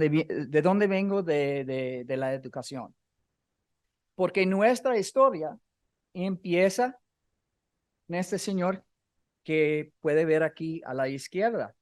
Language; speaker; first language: Spanish; non-native, fluent; English